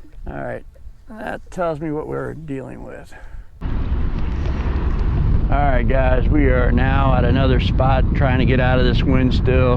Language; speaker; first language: English; native; English